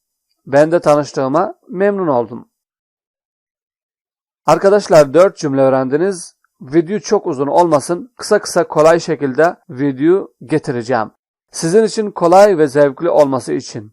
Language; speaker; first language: Turkish; non-native, fluent; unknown